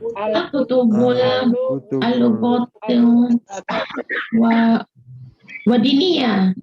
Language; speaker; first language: Arabic; non-native, learner; Indonesian